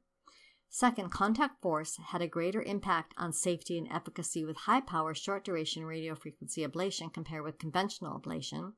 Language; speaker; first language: English; native; English